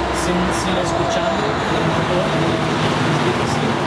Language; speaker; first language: Spanish; non-native, learner; English